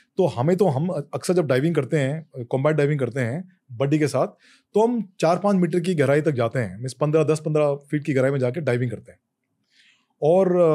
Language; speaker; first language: Hindi; native; Hindi